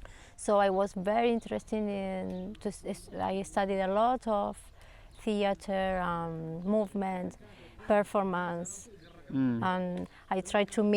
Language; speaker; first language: English; non-native, learner; Spanish